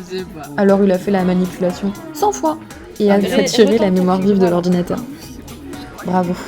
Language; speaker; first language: French; native; French